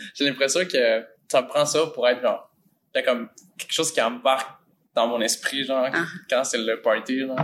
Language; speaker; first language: French; early bilingual, other home language; Spanish